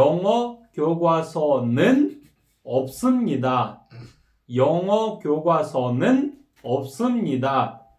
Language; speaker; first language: Korean; non-native, fluent; Kyrgyz